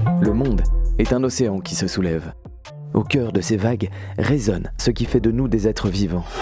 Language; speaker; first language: French; native; French